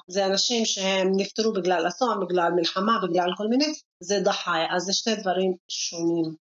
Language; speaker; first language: Hebrew; non-native, local second language; Arabic